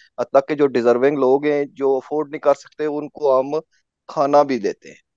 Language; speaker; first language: Urdu; non-native, local second language; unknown